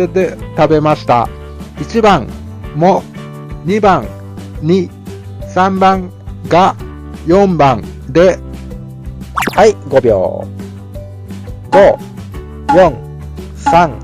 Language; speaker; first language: Japanese; non-native, fluent; Thai